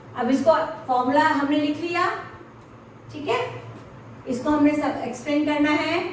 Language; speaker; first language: Hindi; native; Hindi